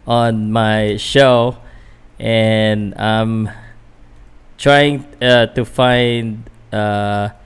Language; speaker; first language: English; non-native, local second language; Filipino